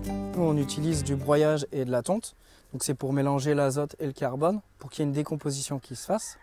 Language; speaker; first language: French; native; French